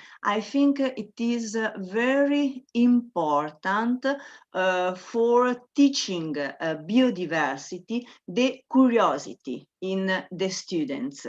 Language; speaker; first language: English; non-native, learner; Italian